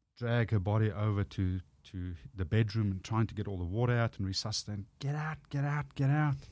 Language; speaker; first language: English; non-native, local second language; Afrikaans